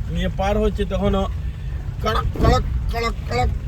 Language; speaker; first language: Bangla; non-native, local second language; Sylheti